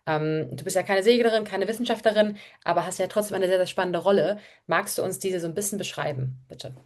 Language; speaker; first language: German; native; German